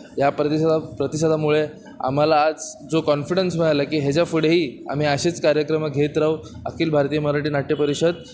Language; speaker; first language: Marathi; native; Marathi